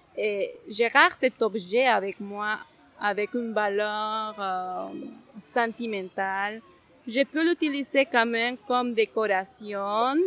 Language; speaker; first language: French; non-native, fluent; Spanish